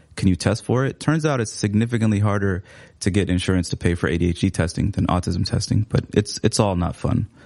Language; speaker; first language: English; early bilingual, other home language; Somali